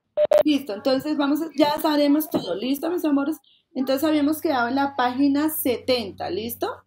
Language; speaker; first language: Spanish; native; Spanish